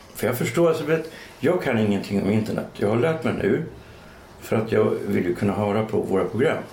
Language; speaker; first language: Swedish; native; Swedish